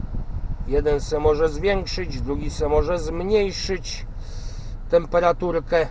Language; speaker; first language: Polish; native; Polish